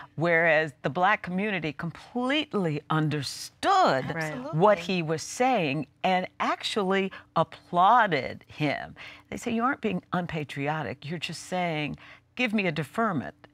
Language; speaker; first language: English; native; English